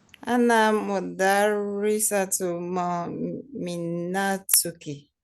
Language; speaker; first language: Arabic; non-native, learner; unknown